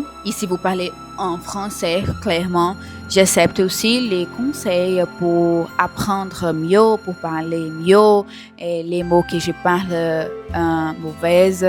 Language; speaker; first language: French; non-native, learner; Portuguese